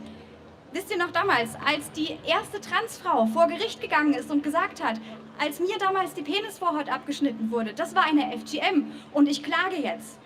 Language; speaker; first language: German; native; German